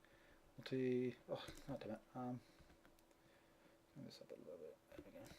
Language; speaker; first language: English; native; English